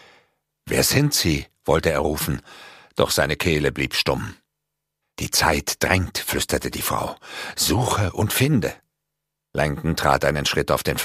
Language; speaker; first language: German; native; German